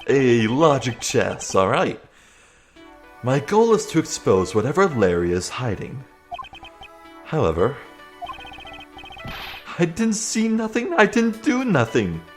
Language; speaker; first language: English; native; English